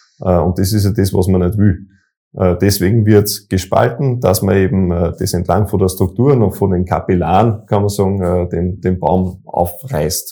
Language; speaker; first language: German; native; German